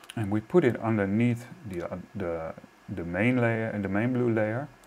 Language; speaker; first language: English; non-native, fluent; Dutch